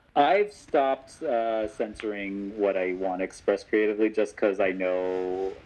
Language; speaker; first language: English; native; English